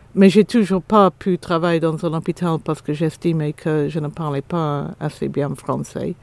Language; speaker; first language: French; non-native, fluent; English